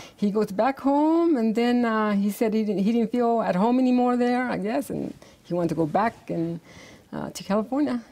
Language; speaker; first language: English; native; English